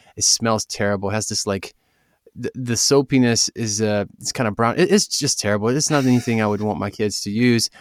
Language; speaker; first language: English; early bilingual, other home language; Russian